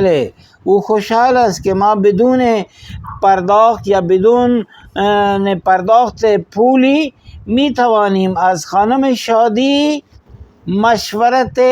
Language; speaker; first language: Persian; non-native, fluent; Urdu